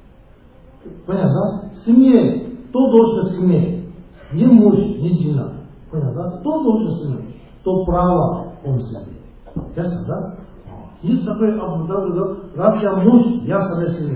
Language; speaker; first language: Russian; non-native, learner; Tibetan